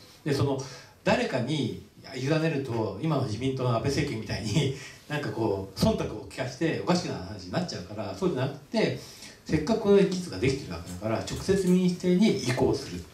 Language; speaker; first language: Japanese; native; Japanese